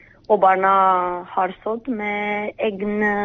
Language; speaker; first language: Norwegian; non-native, fluent; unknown